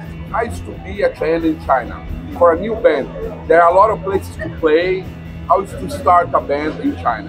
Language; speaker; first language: English; non-native, learner; Portuguese